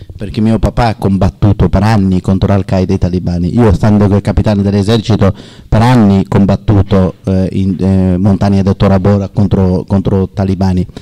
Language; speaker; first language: Italian; non-native, learner; Persian